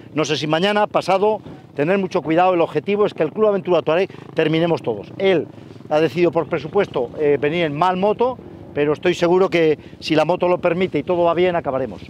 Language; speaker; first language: Spanish; native; Spanish